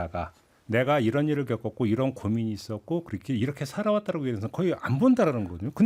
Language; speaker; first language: Korean; native; Korean